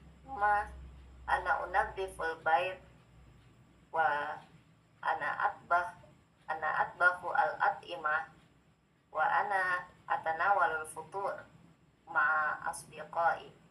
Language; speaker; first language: Arabic; non-native, fluent; Indonesian